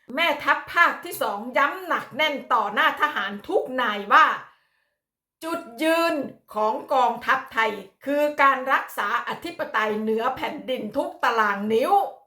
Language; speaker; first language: Thai; native; Thai